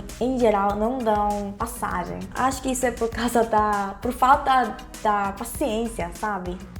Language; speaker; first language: Portuguese; non-native, fluent; Korean